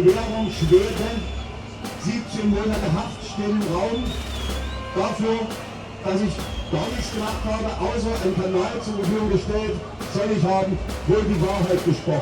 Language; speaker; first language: German; native; German